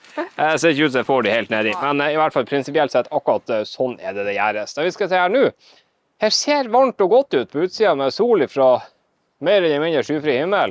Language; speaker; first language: Norwegian; native; Norwegian